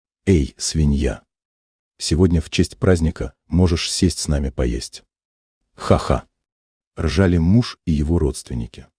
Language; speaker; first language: Russian; native; Russian